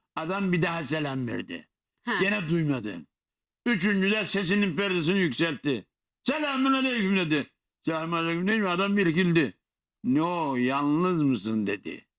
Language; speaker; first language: Turkish; native; Turkish